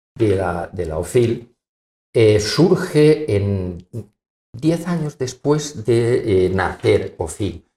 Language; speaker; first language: Spanish; native; Spanish